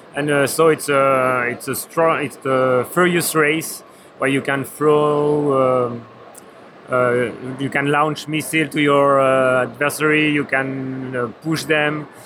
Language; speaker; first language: English; non-native, fluent; French